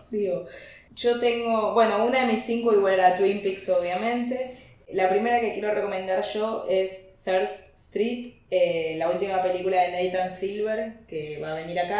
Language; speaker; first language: Spanish; native; Spanish